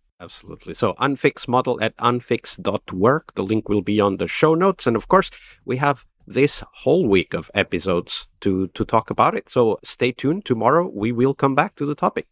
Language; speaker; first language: English; non-native, fluent; Portuguese